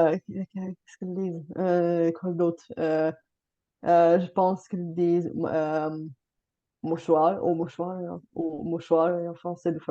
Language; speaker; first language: French; non-native, fluent; Bulgarian